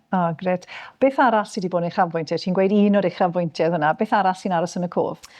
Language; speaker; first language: Welsh; native; Welsh